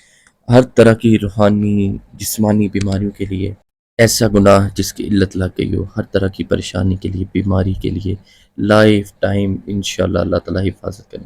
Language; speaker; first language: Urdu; non-native, local second language; Punjabi